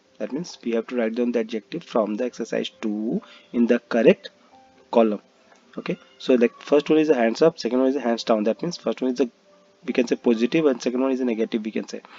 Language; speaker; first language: English; non-native, local second language; Hindi